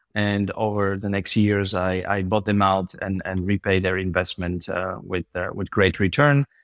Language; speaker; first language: English; non-native, fluent; Bulgarian